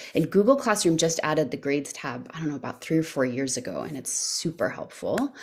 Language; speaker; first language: English; native; English